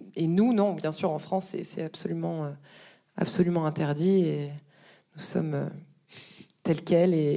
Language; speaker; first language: French; native; French